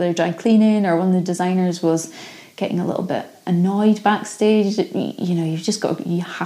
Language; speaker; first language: English; native; English